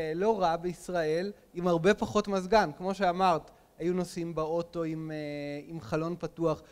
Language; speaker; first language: Hebrew; native; Hebrew